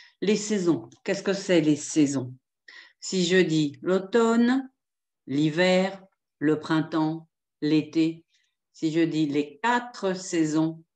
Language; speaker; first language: French; non-native, fluent; Spanish